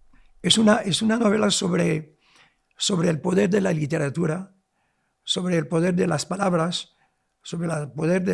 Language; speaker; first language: Spanish; non-native, local second language; Arabic